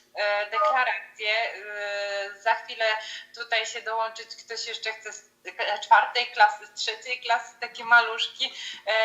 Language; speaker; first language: Polish; native; Polish